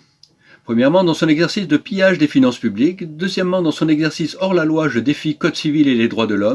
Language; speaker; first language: French; native; French